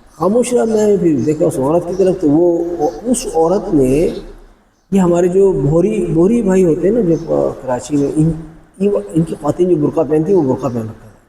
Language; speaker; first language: Urdu; native; Urdu